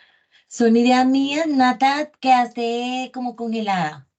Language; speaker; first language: Spanish; native; Spanish